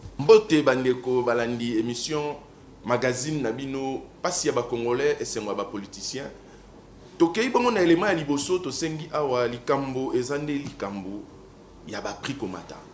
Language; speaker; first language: Lingala; native; Lingala